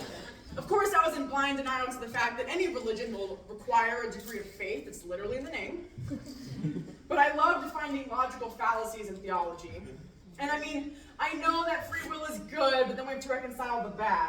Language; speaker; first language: English; native; English